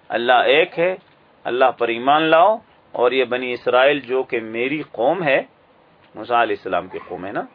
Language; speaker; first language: Urdu; native; Urdu